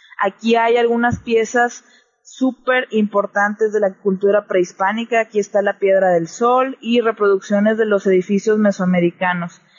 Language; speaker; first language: Spanish; native; Spanish